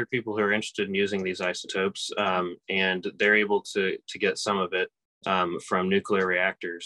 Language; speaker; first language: English; native; English